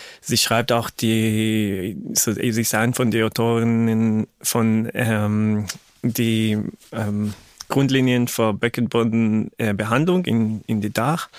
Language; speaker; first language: German; non-native, fluent; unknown